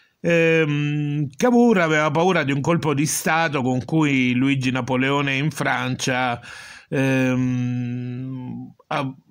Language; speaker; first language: Italian; native; Italian